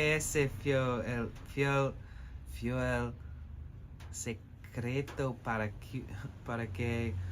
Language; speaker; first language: Spanish; non-native, learner; English